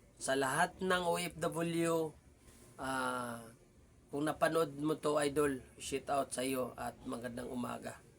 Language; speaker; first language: Filipino; non-native, local second language; Cebuano